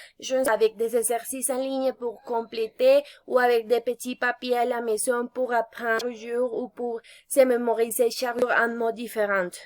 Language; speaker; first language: French; non-native, fluent; Spanish